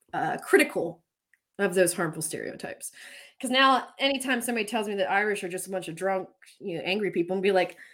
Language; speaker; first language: English; native; English